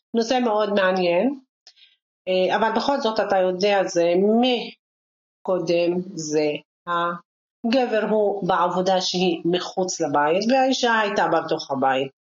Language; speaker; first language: Hebrew; non-native, local second language; Arabic